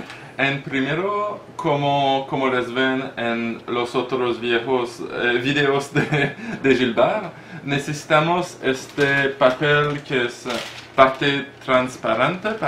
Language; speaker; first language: Spanish; non-native, learner; French